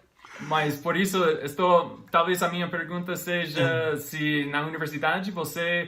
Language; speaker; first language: Portuguese; non-native, fluent; English